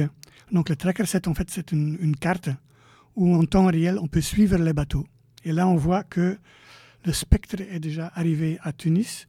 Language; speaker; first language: French; native; French